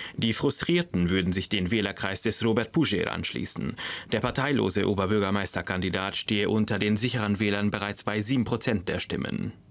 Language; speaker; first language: German; non-native, fluent; Hungarian